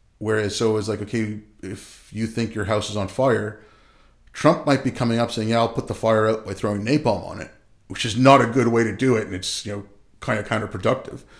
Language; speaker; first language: English; early bilingual, other home language; Urdu